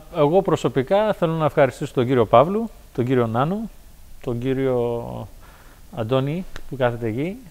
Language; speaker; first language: Greek; early bilingual, heritage; Greek